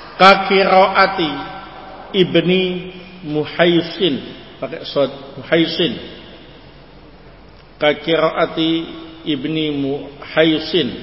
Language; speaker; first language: Arabic; non-native, learner; Indonesian